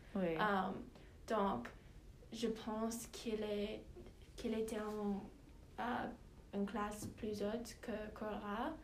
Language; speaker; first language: French; non-native, learner; English